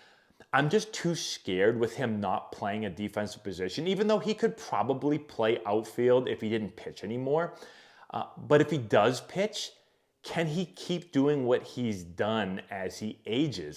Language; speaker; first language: English; native; English